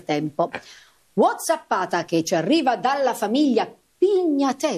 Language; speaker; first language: Italian; native; Italian